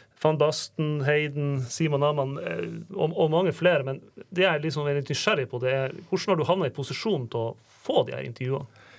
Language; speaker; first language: Norwegian; native; Norwegian